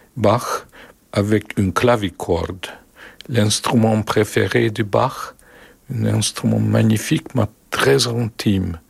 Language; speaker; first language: French; non-native, learner; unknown